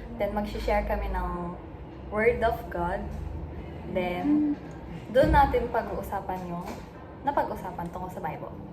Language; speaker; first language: Filipino; native; Filipino